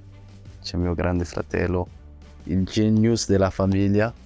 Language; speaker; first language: Italian; non-native, fluent; French